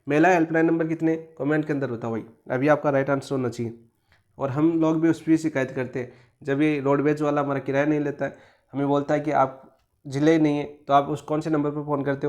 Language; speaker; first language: Hindi; native; Hindi